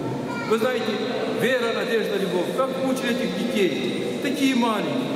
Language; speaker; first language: Russian; non-native, local second language; Ukrainian